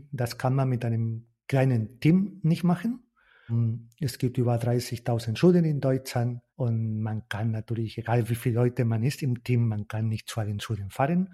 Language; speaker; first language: German; non-native, fluent; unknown